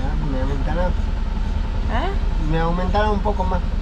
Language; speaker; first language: Spanish; native; Spanish